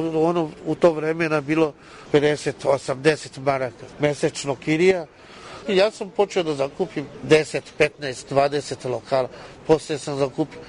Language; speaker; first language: Serbian; non-native, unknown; Chinese